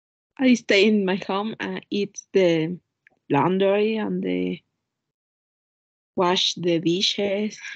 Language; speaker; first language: English; non-native, learner; Spanish